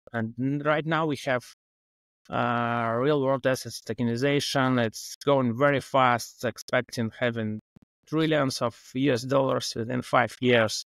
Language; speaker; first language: English; non-native, fluent; Russian